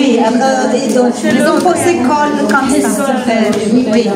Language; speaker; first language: French; non-native, local second language; Arabic